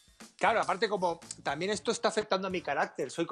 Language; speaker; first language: Spanish; native; Spanish